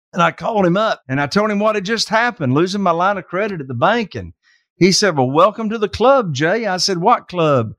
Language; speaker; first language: English; native; English